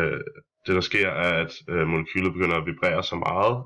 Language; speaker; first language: Danish; native; Danish